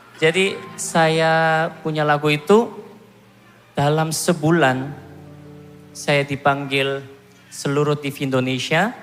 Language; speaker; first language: Indonesian; non-native, fluent; Korean